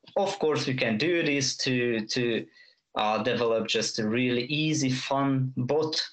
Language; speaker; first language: English; non-native, fluent; Hungarian